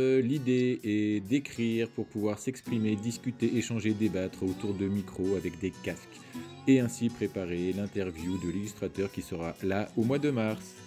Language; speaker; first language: French; native; French